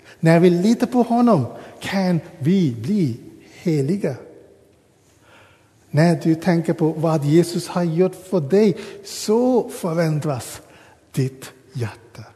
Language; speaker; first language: Swedish; non-native, fluent; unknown